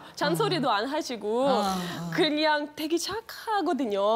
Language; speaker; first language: Korean; non-native, fluent; Russian